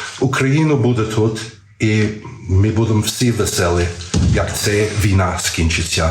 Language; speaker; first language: Ukrainian; early bilingual, heritage; Ukrainian